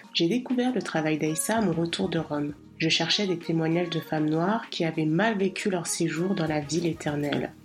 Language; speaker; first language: French; native; French